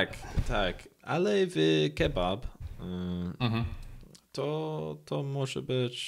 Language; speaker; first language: Polish; non-native, learner; English